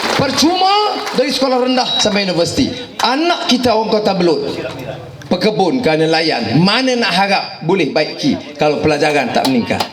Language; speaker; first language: Malay; native; Malay